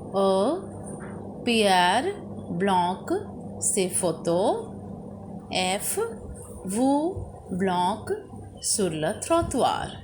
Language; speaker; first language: French; non-native, fluent; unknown